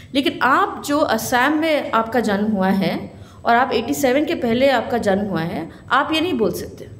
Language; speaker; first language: Hindi; non-native, local second language; Bangla